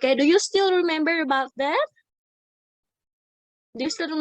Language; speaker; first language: English; non-native, fluent; Indonesian